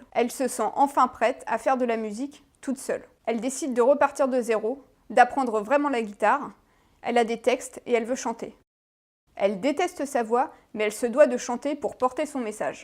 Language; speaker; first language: French; native; French